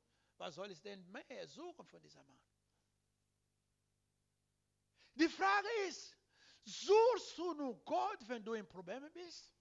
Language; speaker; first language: German; non-native, learner; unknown